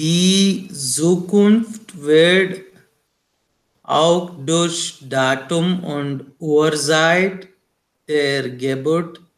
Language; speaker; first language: German; non-native, learner; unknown